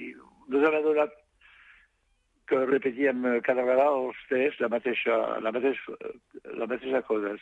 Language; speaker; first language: Catalan; non-native, fluent; French